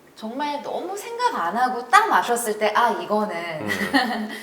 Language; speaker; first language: Korean; non-native, fluent; French